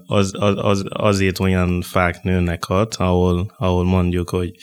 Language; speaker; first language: Hungarian; non-native, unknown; Mossi